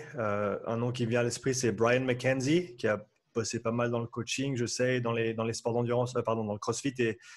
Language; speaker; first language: French; native; French